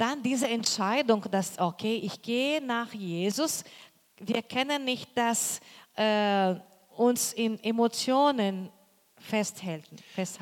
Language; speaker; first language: German; non-native, fluent; Portuguese